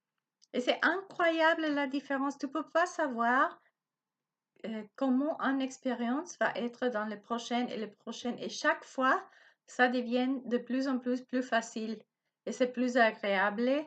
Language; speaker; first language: French; non-native, learner; Spanish